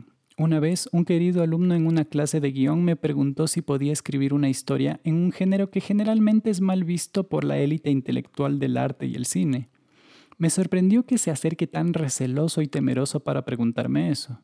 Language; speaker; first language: Spanish; native; Spanish